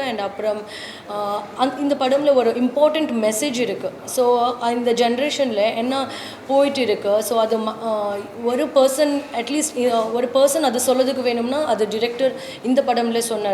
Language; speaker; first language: Tamil; non-native, learner; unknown